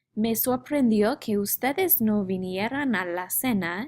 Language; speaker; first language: Spanish; non-native, fluent; English